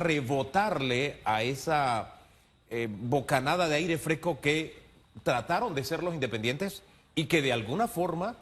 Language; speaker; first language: Spanish; native; Spanish